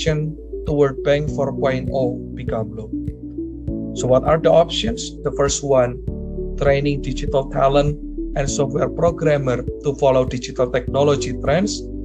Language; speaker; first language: English; non-native, learner; Indonesian